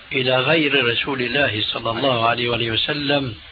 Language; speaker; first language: Arabic; early bilingual, other home language; Albanian